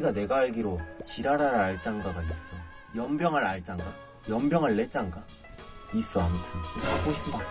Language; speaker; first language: Korean; native; Korean